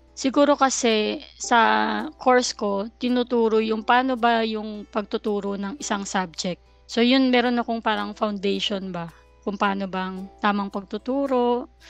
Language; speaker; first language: Filipino; native; Filipino